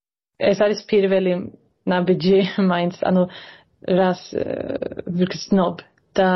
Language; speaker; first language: Georgian; early bilingual, heritage; Swedish